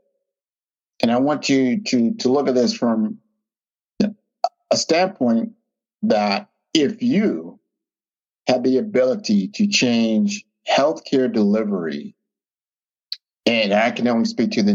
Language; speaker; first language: English; native; English